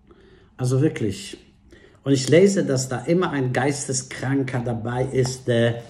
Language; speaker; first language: German; non-native, fluent; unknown